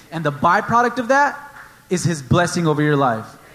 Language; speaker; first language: English; early bilingual, other home language; Spanish